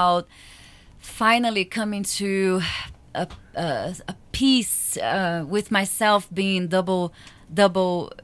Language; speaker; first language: English; non-native, fluent; Portuguese